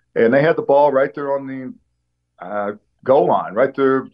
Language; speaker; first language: English; native; English